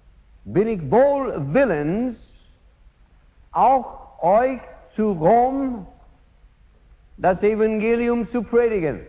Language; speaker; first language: German; non-native, fluent; English